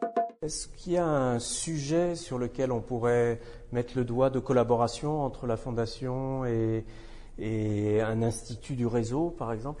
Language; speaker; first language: French; native; French